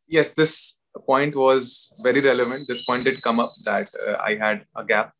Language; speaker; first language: English; non-native, local second language; Hindi